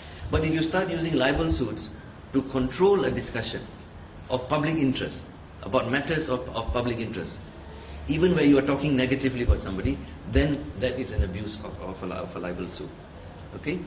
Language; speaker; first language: English; non-native, local second language; Tamil